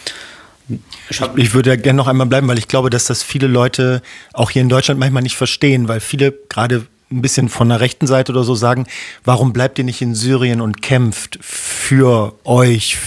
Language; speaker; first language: German; native; German